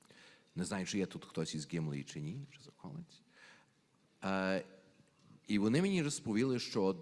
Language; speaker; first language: Ukrainian; early bilingual, heritage; Ukrainian